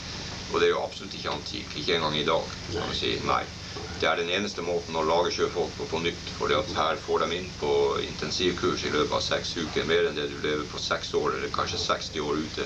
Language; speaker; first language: Norwegian; native; Norwegian